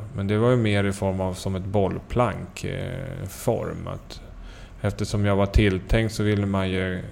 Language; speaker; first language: Swedish; native; Swedish